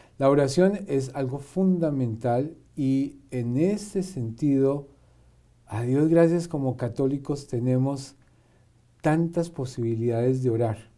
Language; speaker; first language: Spanish; native; Spanish